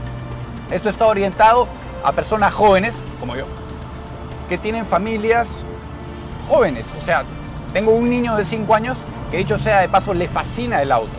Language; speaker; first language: Spanish; native; Spanish